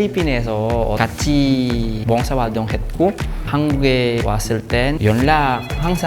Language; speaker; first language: Korean; non-native, learner; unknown